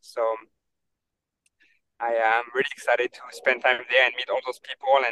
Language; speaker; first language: English; non-native, fluent; French